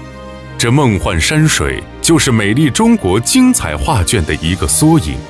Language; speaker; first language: Chinese; native; Chinese